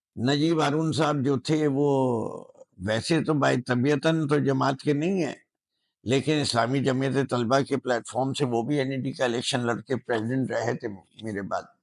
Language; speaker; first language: Urdu; native; Urdu